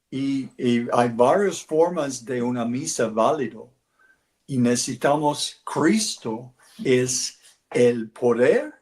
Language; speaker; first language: Spanish; non-native, learner; English